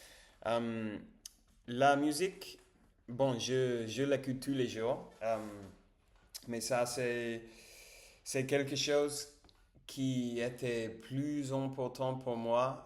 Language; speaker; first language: French; non-native, learner; Spanish